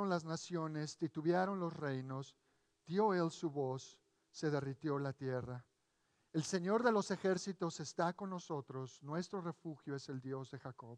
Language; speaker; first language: English; non-native, fluent; Spanish